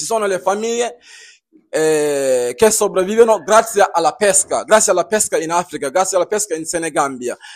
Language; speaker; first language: Italian; non-native, fluent; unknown